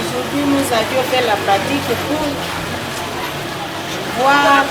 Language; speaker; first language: French; non-native, learner; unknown